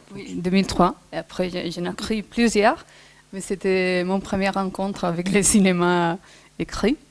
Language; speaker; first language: French; non-native, fluent; Spanish